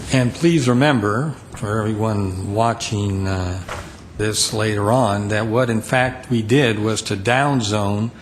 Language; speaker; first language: English; native; English